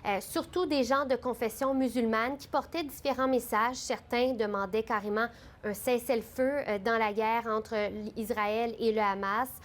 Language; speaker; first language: French; native; French